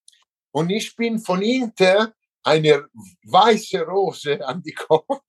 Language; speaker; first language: German; non-native, learner; Italian